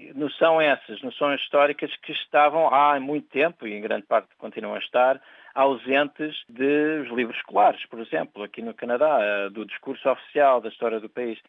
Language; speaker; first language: Portuguese; early bilingual, heritage; Portuguese